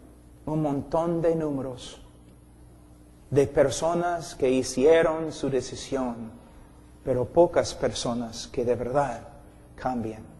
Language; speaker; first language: Spanish; non-native, fluent; English